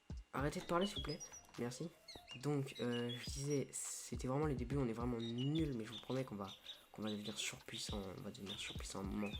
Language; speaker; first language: French; native; French